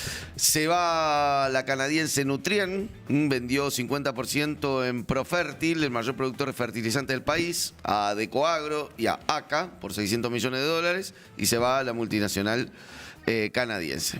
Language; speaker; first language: Spanish; native; Spanish